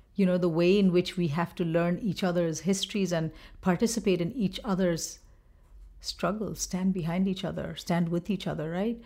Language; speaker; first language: English; non-native, local second language; Bangla